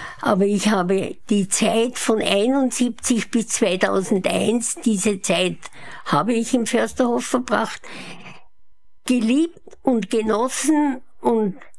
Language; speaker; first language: German; native; German